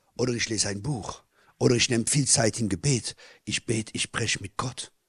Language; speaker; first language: German; non-native, fluent; French